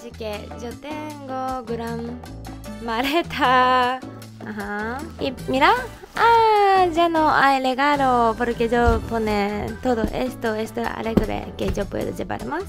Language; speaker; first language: Spanish; non-native, learner; Japanese